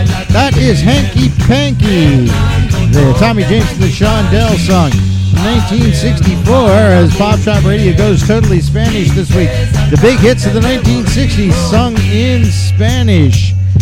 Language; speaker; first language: English; native; English